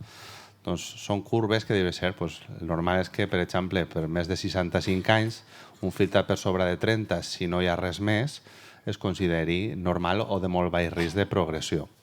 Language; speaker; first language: Catalan; native; Catalan